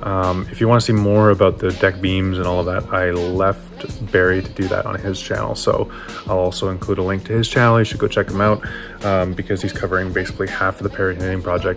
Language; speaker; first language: English; native; English